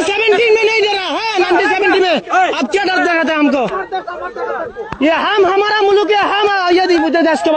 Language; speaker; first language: Hindi; non-native, learner; Bangla